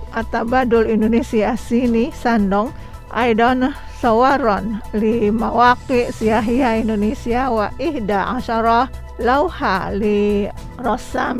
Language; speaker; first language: Arabic; non-native, fluent; Indonesian